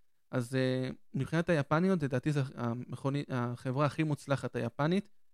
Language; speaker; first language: Hebrew; native; Hebrew